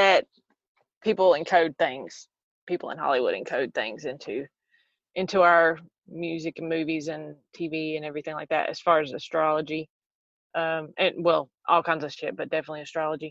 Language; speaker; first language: English; native; English